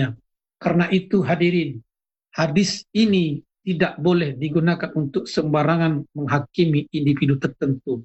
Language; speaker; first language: Indonesian; native; Indonesian